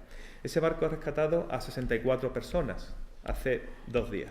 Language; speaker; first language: Spanish; native; Spanish